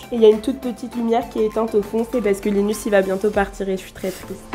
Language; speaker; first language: French; non-native, fluent; German